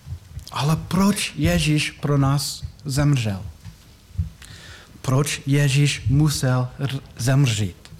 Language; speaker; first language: Czech; non-native, learner; English